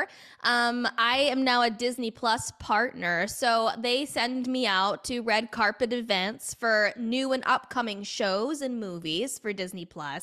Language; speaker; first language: English; native; English